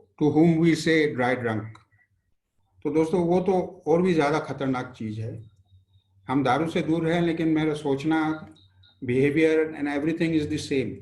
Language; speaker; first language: Hindi; non-native, local second language; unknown